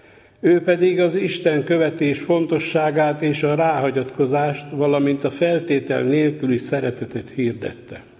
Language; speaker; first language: Hungarian; native; Hungarian